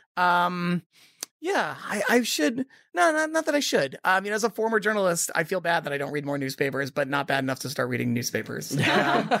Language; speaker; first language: English; native; English